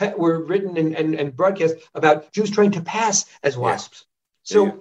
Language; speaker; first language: English; native; English